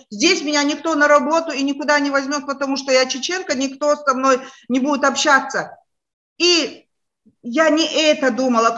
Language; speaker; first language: Russian; non-native, local second language; Chechen